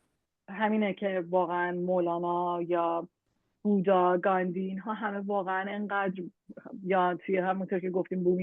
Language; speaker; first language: Persian; native; Persian